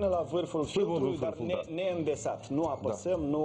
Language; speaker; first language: Romanian; native; Romanian